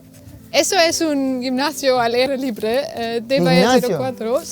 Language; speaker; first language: Spanish; non-native, fluent; German